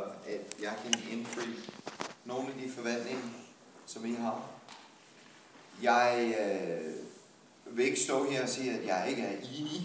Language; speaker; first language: Danish; non-native, fluent; English